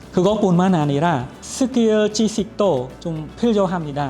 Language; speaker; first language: Korean; non-native, learner; Khmer